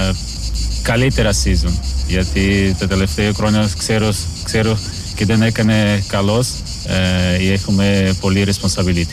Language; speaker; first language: Greek; non-native, learner; Portuguese